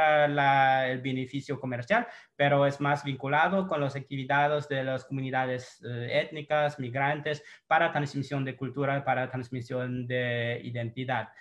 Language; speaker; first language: Spanish; non-native, fluent; English